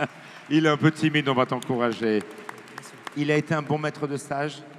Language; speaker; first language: French; native; French